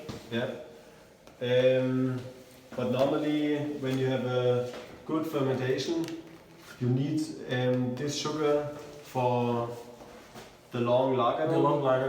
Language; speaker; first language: English; non-native, learner; German